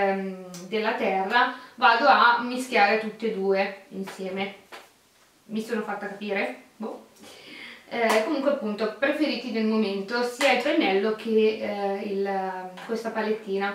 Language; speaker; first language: Italian; native; Italian